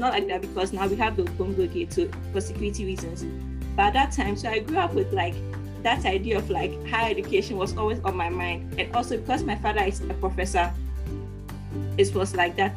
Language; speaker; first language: English; non-native, local second language; Akan